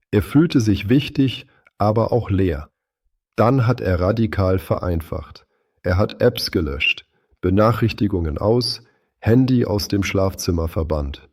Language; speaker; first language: German; native; German